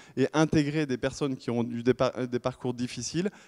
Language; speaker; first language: French; native; French